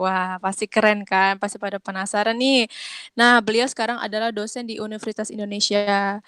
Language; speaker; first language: Indonesian; native; Indonesian